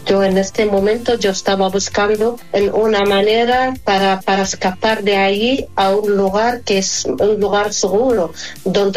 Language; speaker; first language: Spanish; non-native, fluent; Arabic